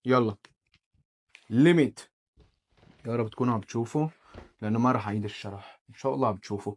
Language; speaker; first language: Arabic; native; Arabic